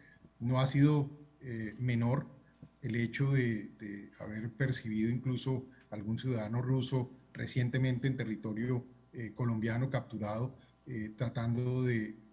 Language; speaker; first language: Spanish; native; Spanish